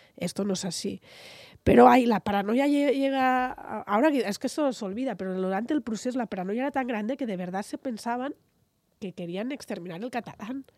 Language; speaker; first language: Spanish; non-native, local second language; Catalan